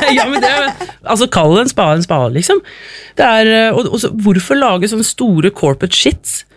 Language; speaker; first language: Norwegian; native; Norwegian